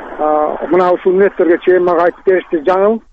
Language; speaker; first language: Kyrgyz; native; Kyrgyz